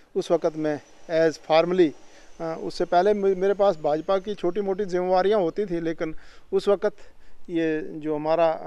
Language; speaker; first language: Hindi; native; Hindi